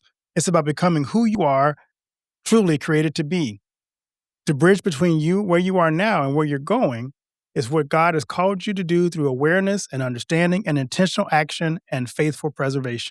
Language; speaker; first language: English; native; English